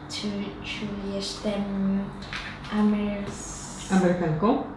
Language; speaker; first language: Polish; non-native, learner; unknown